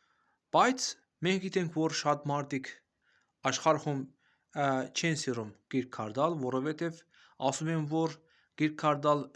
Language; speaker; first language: Armenian; non-native, learner; Azerbaijani